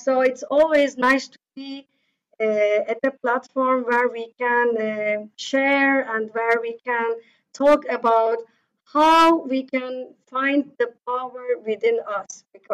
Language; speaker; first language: English; non-native, fluent; Turkish